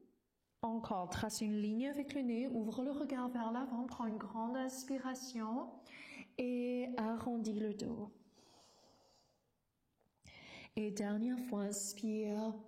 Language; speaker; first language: French; non-native, fluent; English